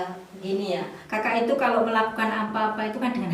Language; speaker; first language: Indonesian; native; Indonesian